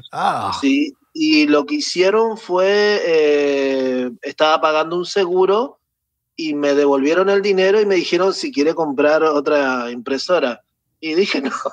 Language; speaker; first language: Spanish; native; Spanish